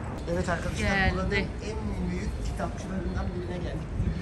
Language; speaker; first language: Turkish; native; Turkish